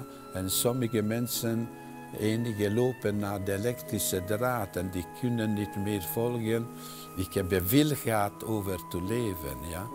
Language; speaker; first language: Dutch; non-native, fluent; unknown